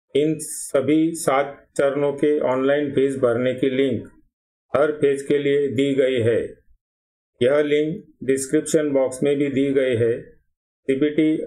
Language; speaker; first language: Hindi; non-native, local second language; Marathi